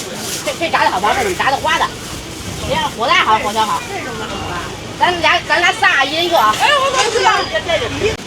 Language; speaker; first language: Chinese; native; Chinese